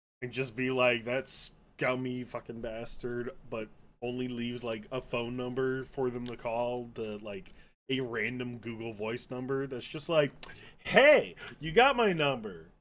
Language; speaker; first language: English; native; English